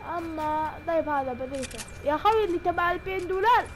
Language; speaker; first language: Arabic; native; Arabic